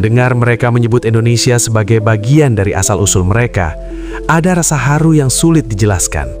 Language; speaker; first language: Indonesian; native; Indonesian